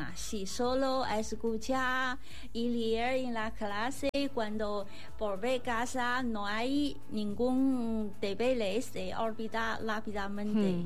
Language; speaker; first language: Spanish; non-native, learner; Chinese